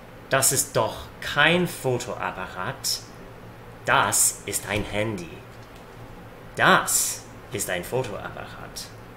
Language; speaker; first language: German; non-native, fluent; English